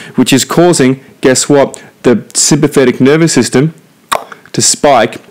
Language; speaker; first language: English; native; English